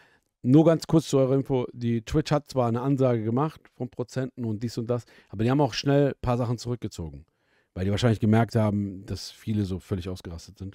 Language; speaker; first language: German; native; German